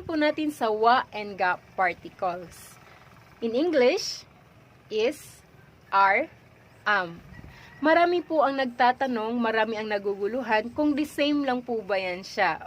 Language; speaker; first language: Filipino; native; Filipino